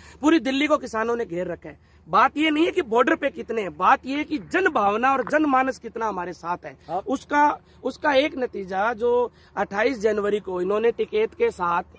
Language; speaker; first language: Hindi; native; Hindi